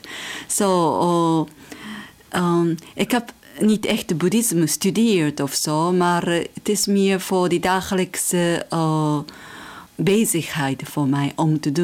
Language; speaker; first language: Dutch; non-native, fluent; Japanese